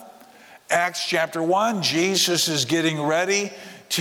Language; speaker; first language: English; native; English